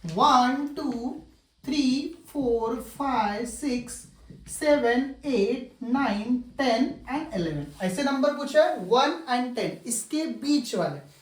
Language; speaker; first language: Hindi; non-native, local second language; Marathi